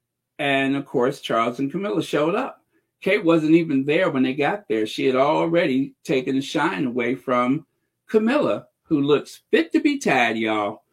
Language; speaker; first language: English; native; English